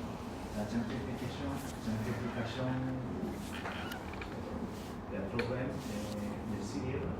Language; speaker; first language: French; non-native, learner; Khmer